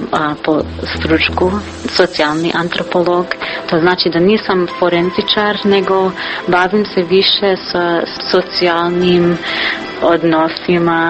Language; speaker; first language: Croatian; non-native, learner; English